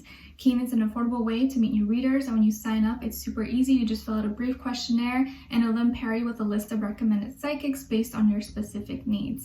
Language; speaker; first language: English; native; English